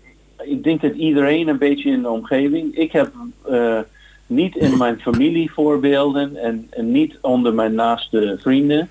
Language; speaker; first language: Dutch; non-native, fluent; English